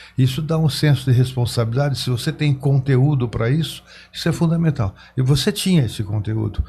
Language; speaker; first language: Portuguese; native; Portuguese